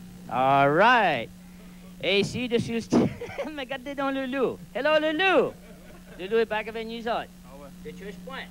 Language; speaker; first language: French; native; French